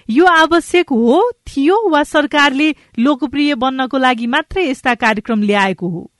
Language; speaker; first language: Nepali; non-native, local second language; Maithili